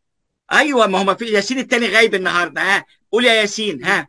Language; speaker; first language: Arabic; native; Arabic